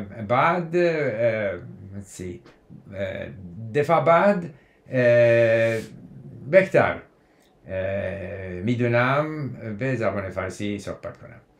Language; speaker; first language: Persian; non-native, learner; English